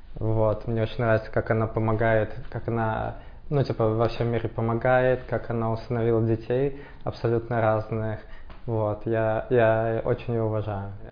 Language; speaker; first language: Russian; native; Russian